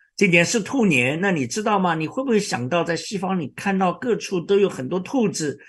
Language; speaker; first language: Chinese; native; Chinese